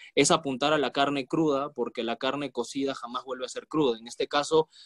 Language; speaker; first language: Spanish; native; Spanish